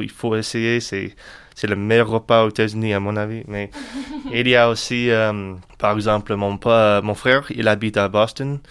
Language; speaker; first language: French; non-native, learner; English